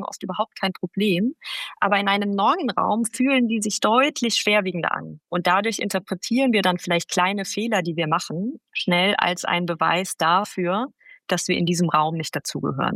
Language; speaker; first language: German; native; German